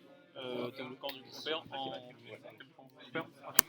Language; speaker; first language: French; native; French